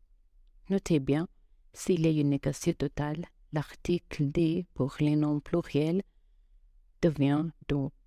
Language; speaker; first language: French; non-native, fluent; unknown